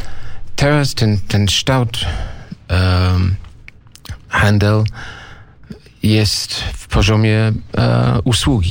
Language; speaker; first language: Polish; non-native, fluent; English